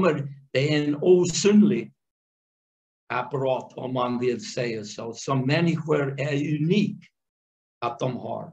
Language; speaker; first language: Swedish; non-native, fluent; English